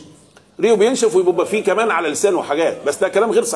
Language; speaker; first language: Arabic; native; Arabic